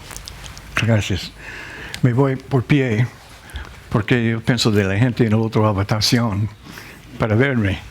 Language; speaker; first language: Spanish; non-native, learner; English